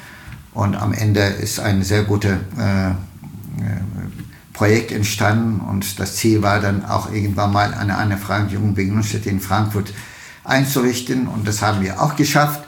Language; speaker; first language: German; non-native, fluent; Turkish